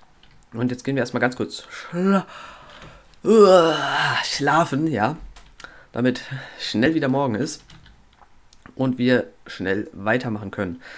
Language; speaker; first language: German; native; German